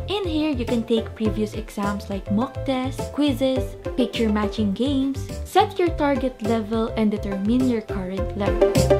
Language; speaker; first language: English; non-native, local second language; Filipino